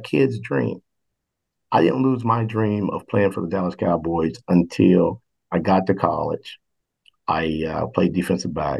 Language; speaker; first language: English; native; English